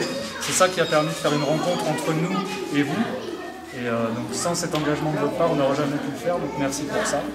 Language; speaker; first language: French; native; French